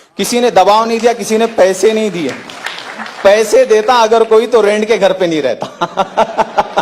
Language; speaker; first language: Hindi; native; Hindi